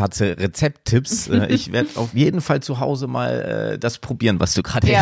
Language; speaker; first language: German; native; German